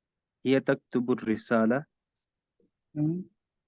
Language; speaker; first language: Arabic; non-native, learner; Hindi